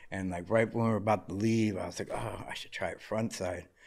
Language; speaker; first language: English; native; English